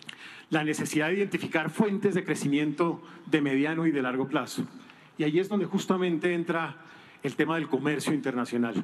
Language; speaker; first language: Spanish; native; Spanish